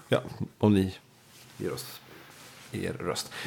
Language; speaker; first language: Swedish; native; Swedish